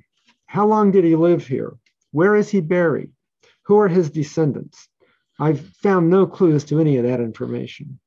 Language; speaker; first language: English; native; English